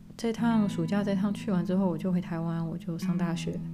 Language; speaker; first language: Chinese; early bilingual, other home language; English